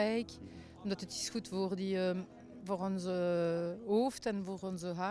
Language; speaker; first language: Dutch; non-native, learner; French